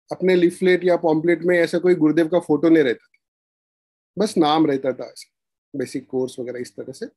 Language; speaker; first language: Hindi; non-native, local second language; Marathi